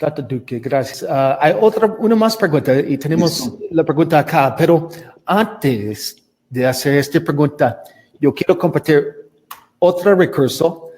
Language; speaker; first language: Spanish; non-native, learner; English